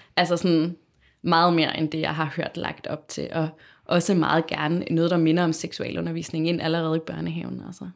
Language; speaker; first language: Danish; native; Danish